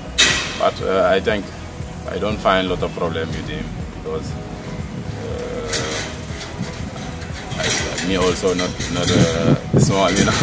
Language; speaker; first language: English; non-native, learner; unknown